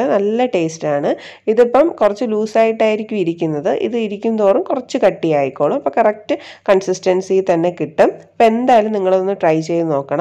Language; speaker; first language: Malayalam; native; Malayalam